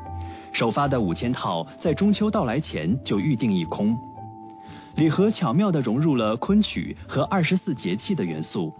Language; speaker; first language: Chinese; native; Chinese